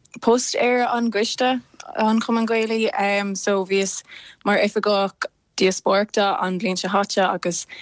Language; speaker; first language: Irish; non-native, local second language; English